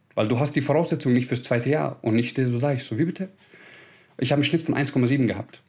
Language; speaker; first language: German; early bilingual, other home language; Croatian